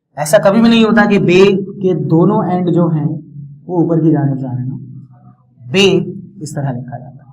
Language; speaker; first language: Urdu; native; Urdu